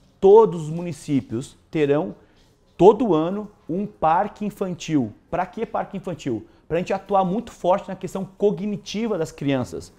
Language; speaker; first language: Portuguese; native; Portuguese